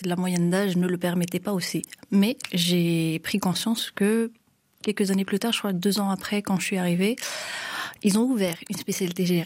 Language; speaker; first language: French; non-native, local second language; Malagasy